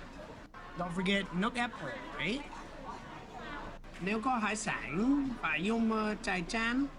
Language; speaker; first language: Vietnamese; non-native, fluent; English